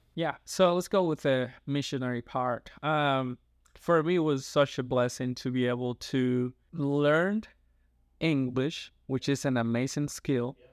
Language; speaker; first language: English; non-native, fluent; Spanish